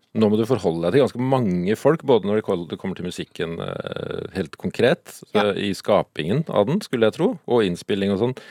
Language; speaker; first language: Norwegian; native; Norwegian